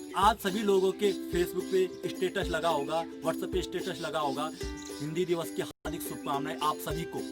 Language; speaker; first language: Hindi; native; Hindi